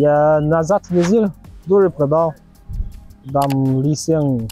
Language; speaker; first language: Russian; non-native, learner; Chinese